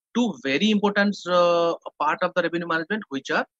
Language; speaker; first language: English; non-native, local second language; Odia